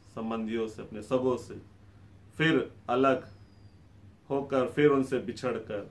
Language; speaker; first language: Hindi; native; Hindi